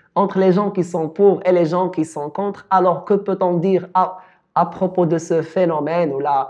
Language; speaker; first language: French; non-native, local second language; Arabic